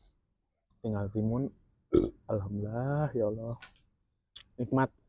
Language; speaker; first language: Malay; non-native, local second language; Sundanese